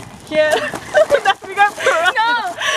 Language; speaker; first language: Spanish; non-native, learner; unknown